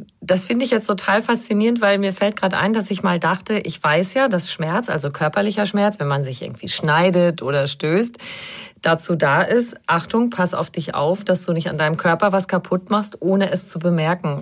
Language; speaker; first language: German; native; German